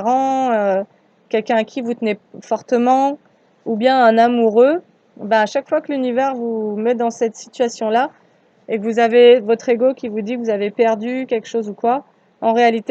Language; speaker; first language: French; native; French